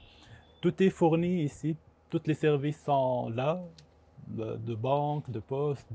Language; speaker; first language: French; non-native, local second language; Arabic